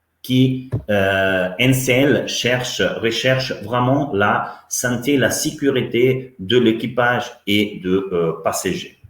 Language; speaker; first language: French; non-native, fluent; Italian